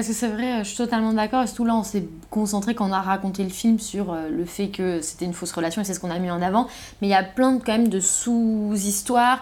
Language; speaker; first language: French; native; French